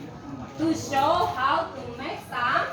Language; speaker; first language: English; non-native, learner; Indonesian